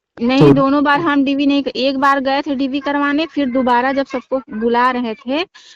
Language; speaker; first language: Hindi; native; Hindi